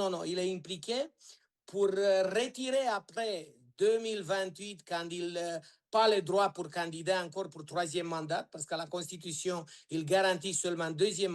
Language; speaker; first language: French; non-native, learner; Romanian